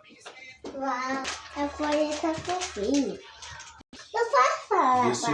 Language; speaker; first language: Portuguese; early bilingual, other home language; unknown